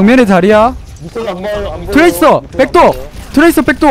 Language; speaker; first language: Korean; native; Korean